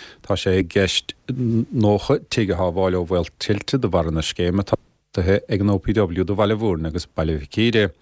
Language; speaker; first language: Irish; native; Irish